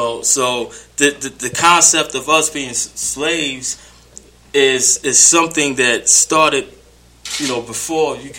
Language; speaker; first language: English; native; English